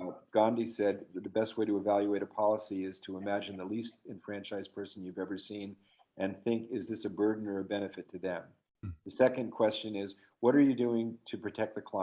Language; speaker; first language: English; native; English